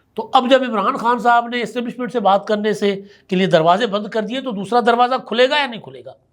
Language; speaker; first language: Urdu; non-native, local second language; Sindhi